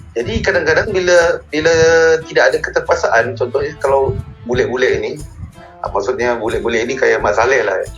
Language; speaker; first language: Malay; native; Malay